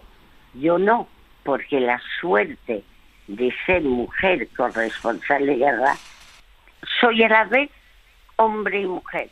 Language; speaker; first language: Spanish; early bilingual, other home language; French